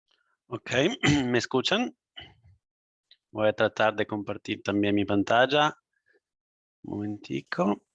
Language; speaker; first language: Spanish; non-native, fluent; Italian